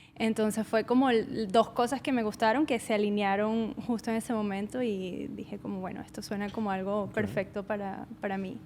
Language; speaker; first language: Spanish; native; Spanish